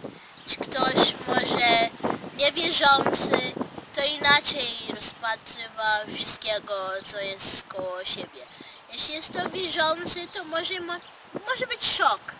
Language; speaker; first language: Polish; non-native, fluent; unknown